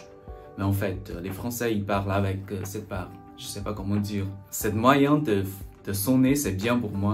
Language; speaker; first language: French; non-native, learner; Chinese